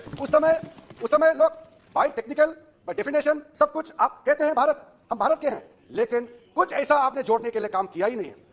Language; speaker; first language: Hindi; non-native, local second language; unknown